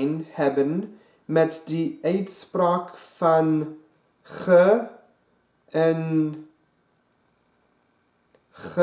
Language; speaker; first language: Dutch; non-native, learner; English